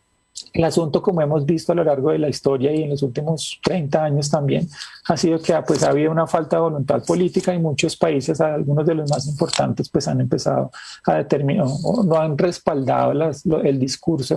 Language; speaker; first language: Spanish; native; Spanish